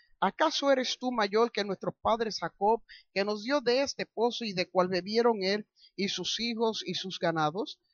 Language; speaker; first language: Spanish; early bilingual, heritage; Spanish